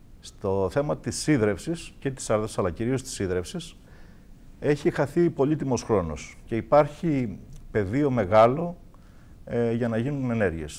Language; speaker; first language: Greek; native; Greek